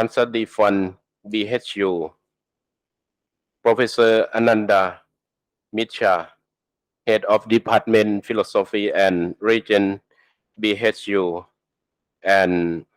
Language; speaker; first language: English; non-native, learner; Thai